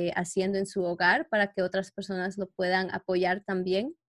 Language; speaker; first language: Spanish; early bilingual, heritage; Spanish